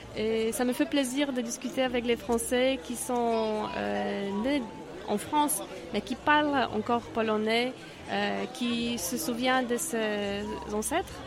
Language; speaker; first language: French; non-native, learner; Polish